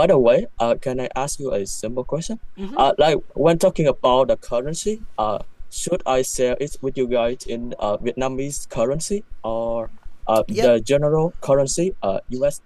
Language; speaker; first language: English; non-native, fluent; Vietnamese